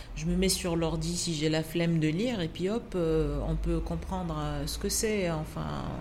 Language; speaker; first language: French; non-native, local second language; Arabic